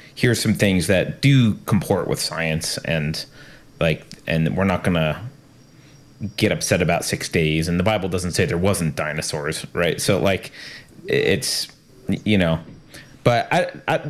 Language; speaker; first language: English; native; English